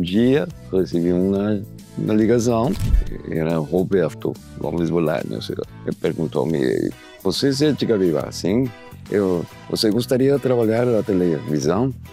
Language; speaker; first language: Portuguese; non-native, learner; Spanish